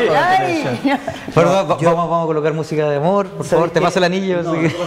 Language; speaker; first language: Spanish; native; Spanish